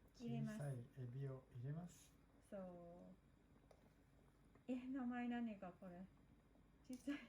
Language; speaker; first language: Japanese; non-native, learner; Thai